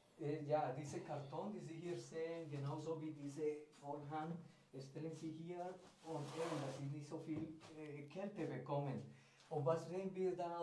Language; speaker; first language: German; non-native, fluent; Spanish